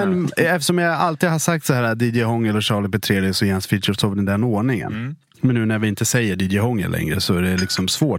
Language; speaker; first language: Swedish; native; Swedish